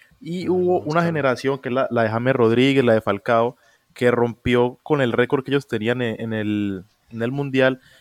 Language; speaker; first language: Spanish; native; Spanish